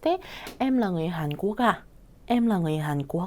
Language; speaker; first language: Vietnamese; non-native, fluent; Korean